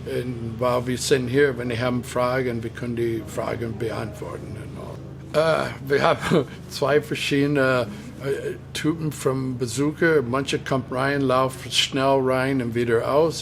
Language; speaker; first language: German; non-native, fluent; English